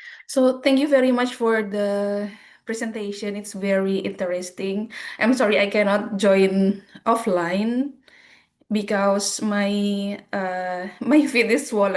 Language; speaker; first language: English; non-native, fluent; Indonesian